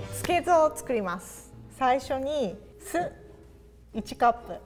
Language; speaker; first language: Japanese; native; Japanese